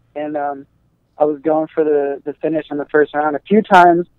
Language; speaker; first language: English; native; English